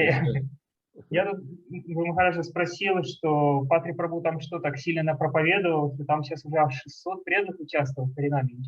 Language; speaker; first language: Russian; native; Russian